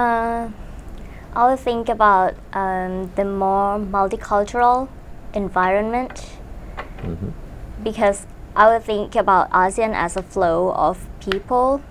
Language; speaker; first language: English; non-native, fluent; Thai